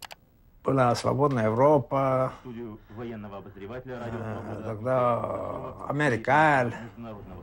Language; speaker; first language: Russian; native; Russian